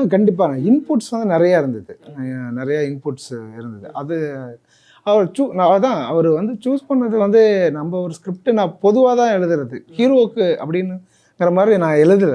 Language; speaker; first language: Tamil; native; Tamil